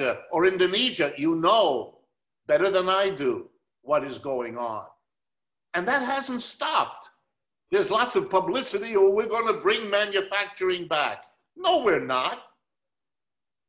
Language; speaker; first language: English; early bilingual, other home language; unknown